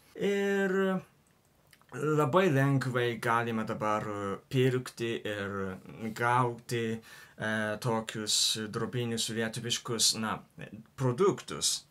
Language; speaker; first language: Lithuanian; non-native, learner; Japanese